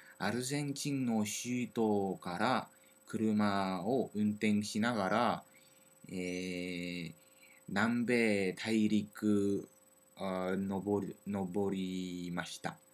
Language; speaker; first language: Japanese; non-native, learner; French